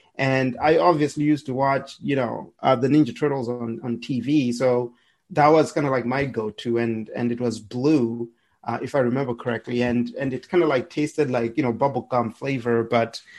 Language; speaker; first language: English; non-native, local second language; Shona